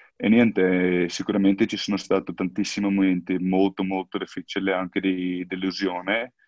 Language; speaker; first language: Italian; non-native, fluent; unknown